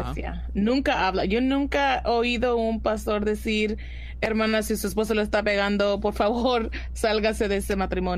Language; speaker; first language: Spanish; early bilingual, heritage; Spanish